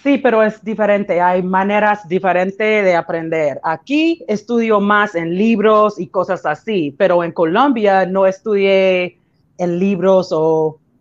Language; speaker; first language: Spanish; non-native, learner; English